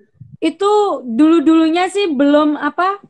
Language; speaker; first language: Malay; non-native, local second language; Javanese